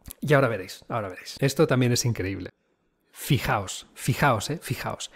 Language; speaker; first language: Spanish; native; Spanish